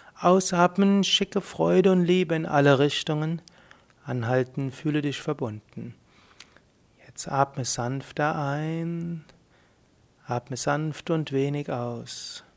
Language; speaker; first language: German; native; German